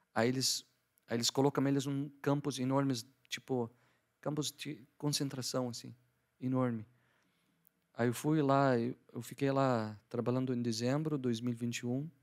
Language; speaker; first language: Portuguese; non-native, fluent; Arabic